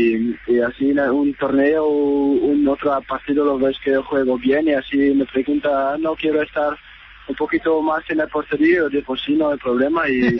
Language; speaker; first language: Spanish; non-native, learner; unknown